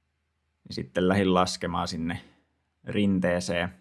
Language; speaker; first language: Finnish; native; Finnish